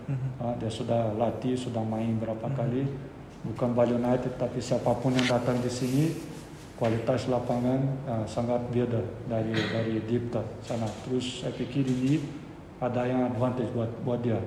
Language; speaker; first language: Indonesian; non-native, learner; Portuguese